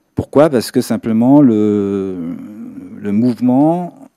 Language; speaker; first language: French; non-native, fluent; Serbian